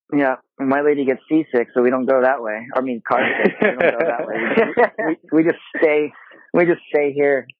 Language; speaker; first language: English; non-native, fluent; Japanese